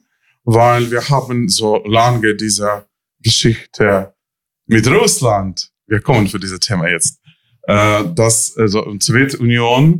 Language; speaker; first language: German; non-native, learner; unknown